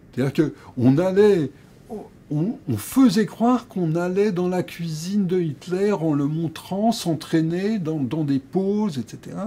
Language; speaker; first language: French; native; French